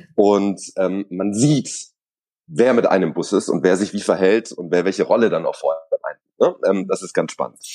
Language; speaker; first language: German; native; German